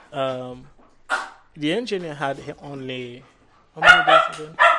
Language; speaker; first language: English; non-native, fluent; Haitian Creole